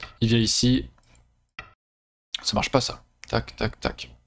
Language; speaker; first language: French; native; French